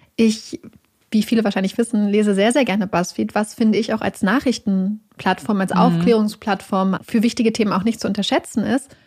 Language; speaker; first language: German; native; German